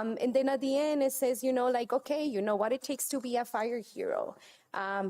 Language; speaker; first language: English; non-native, fluent; Spanish